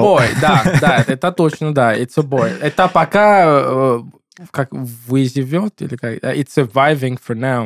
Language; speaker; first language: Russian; non-native, learner; English